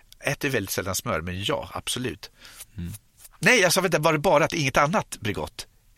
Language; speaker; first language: Swedish; native; Swedish